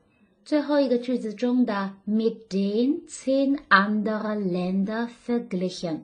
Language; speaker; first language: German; non-native, fluent; Chinese